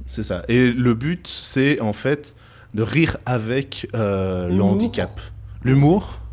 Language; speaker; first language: French; native; French